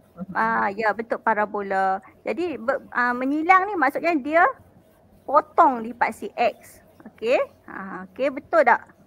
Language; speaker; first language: Malay; native; Malay